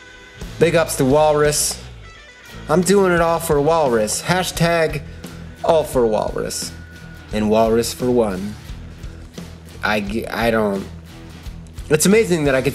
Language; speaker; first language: English; native; English